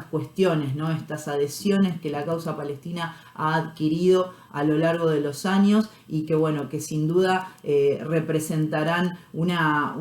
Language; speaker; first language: Spanish; native; Spanish